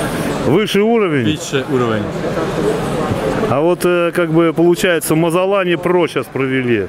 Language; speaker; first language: Russian; native; Russian